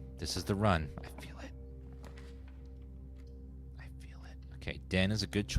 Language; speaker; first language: English; native; English